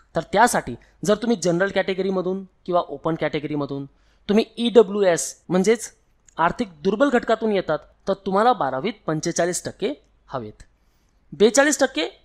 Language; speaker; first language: Marathi; non-native, local second language; Hindi